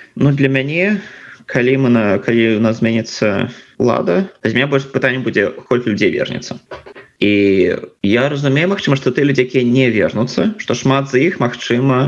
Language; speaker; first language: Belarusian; non-native, local second language; Russian